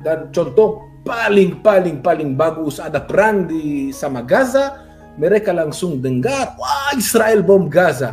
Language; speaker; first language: Indonesian; non-native, fluent; Hebrew